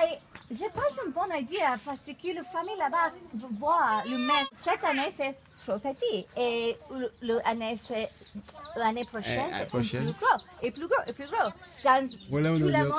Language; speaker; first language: French; non-native, learner; English